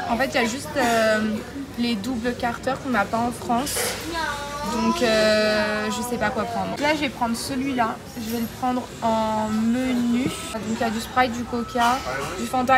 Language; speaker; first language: French; native; French